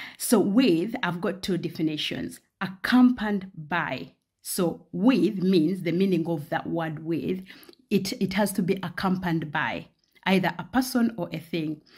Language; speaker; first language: English; non-native, local second language; Ganda